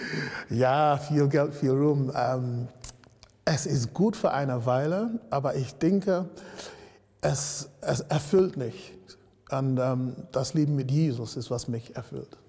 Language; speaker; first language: German; non-native, fluent; English